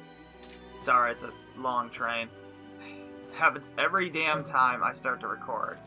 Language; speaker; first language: English; native; English